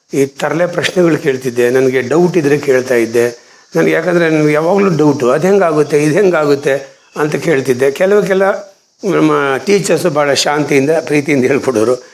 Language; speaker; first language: Kannada; non-native, local second language; Konkani